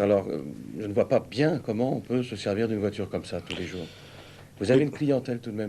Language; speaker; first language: French; native; French